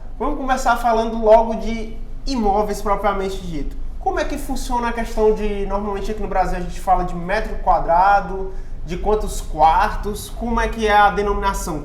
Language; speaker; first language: Portuguese; native; Portuguese